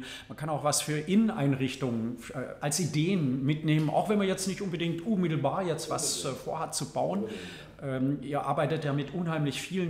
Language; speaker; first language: German; native; German